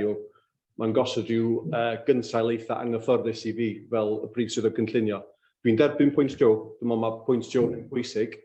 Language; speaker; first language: Welsh; native; Welsh